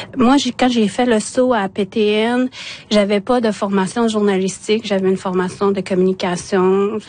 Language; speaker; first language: French; non-native, local second language; Innu-aimun